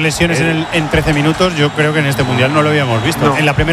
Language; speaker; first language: Spanish; native; Spanish